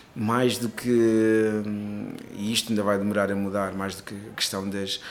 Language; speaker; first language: Portuguese; non-native, local second language; Kabuverdianu